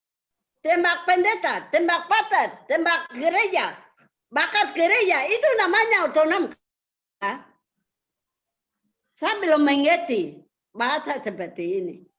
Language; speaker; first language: Indonesian; non-native, local second language; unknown